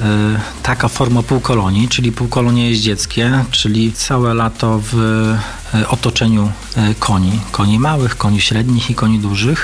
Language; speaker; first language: Polish; native; Polish